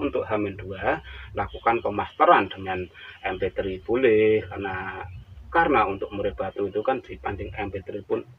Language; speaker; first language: Indonesian; native; Indonesian